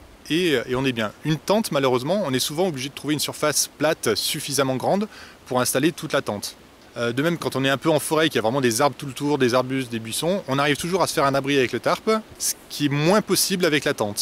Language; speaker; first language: French; native; French